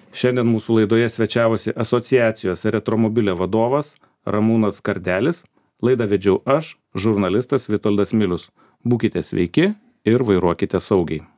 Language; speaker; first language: Lithuanian; native; Lithuanian